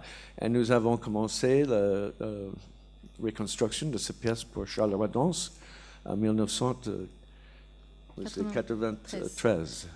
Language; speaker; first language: French; non-native, learner; English